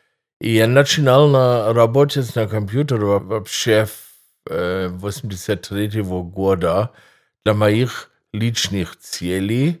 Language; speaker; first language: Russian; non-native, fluent; German